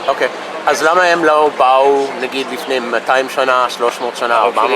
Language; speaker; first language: Hebrew; non-native, fluent; English